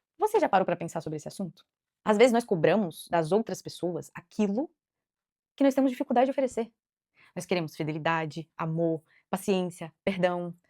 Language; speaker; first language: Portuguese; native; Portuguese